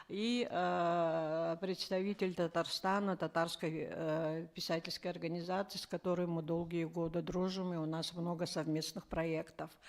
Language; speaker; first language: Russian; native; Russian